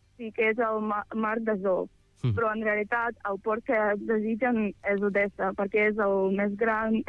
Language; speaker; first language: Catalan; non-native, fluent; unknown